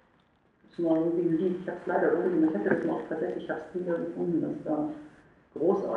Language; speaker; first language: German; native; German